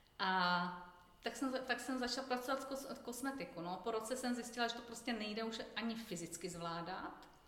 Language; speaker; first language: Czech; native; Czech